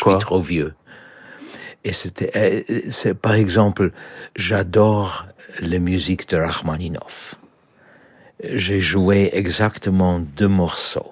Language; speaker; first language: French; non-native, learner; Polish